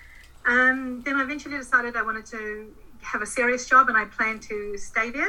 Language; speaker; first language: English; native; English